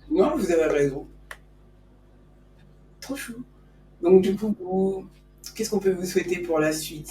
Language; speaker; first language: French; native; French